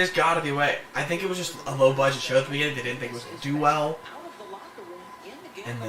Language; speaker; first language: English; native; English